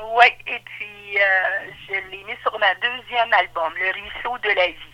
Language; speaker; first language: French; native; French